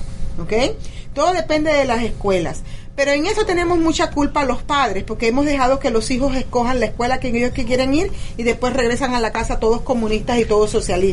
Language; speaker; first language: Spanish; native; Spanish